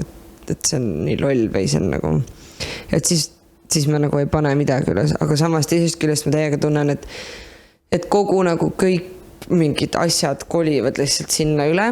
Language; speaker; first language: Estonian; native; Estonian